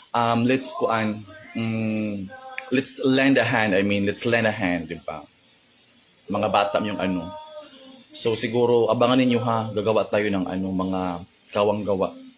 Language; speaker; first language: Filipino; non-native, local second language; Cebuano